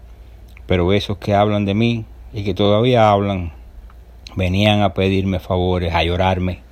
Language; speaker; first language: Spanish; native; Spanish